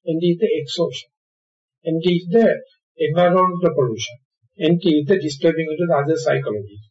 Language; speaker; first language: English; non-native, local second language; Sinhala